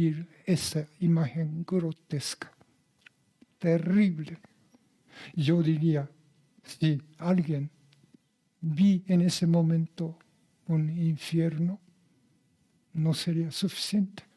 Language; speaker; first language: Spanish; non-native, fluent; Japanese